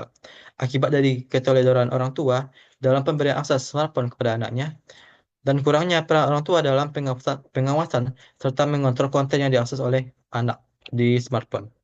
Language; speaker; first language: Indonesian; native; Indonesian